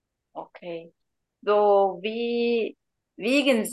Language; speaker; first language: German; non-native, learner; Turkish